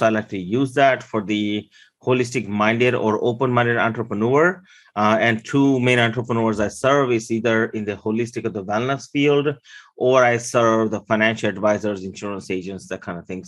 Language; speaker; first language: English; early bilingual, other home language; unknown